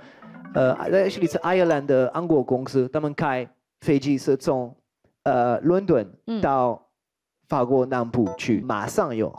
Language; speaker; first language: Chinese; non-native, fluent; French